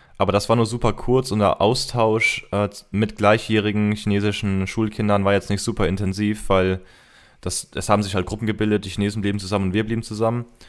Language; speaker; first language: German; early bilingual, heritage; German